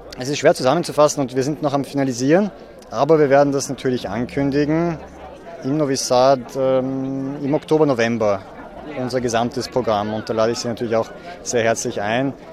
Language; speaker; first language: German; native; German